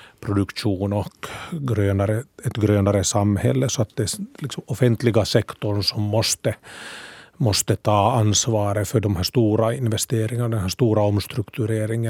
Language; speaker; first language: Swedish; native; Swedish